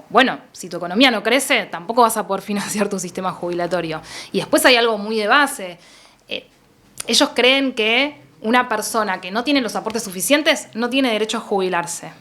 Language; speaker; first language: Spanish; native; Spanish